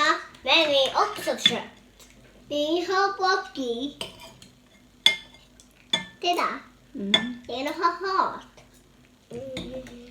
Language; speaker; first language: Swedish; early bilingual, other home language; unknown